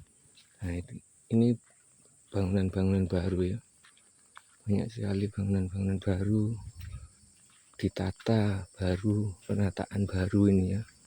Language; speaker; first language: Indonesian; non-native, local second language; Javanese